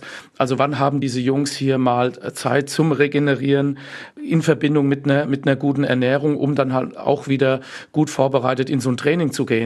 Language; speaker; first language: German; native; German